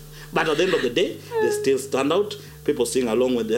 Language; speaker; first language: English; non-native, local second language; Luo (Kenya and Tanzania)